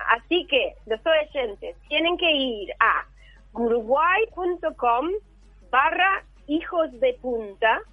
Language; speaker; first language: Spanish; non-native, fluent; English